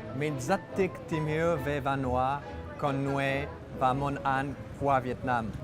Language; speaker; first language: Vietnamese; non-native, learner; French